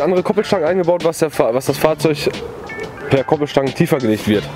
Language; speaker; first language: German; native; German